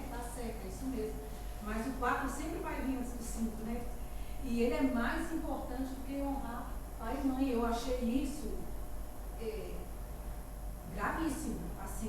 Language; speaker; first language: Portuguese; native; Portuguese